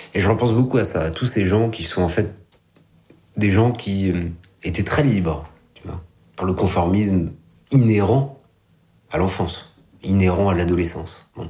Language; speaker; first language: French; native; French